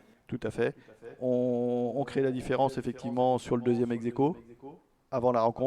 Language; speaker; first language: French; native; French